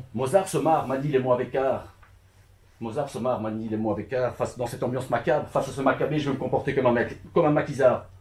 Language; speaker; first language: French; early bilingual, other home language; Turkish